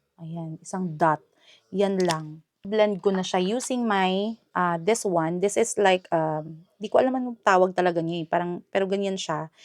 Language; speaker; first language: Filipino; non-native, local second language; Hiligaynon